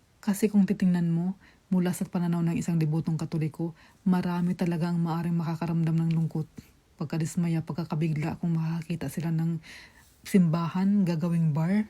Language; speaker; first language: Filipino; non-native, local second language; Cebuano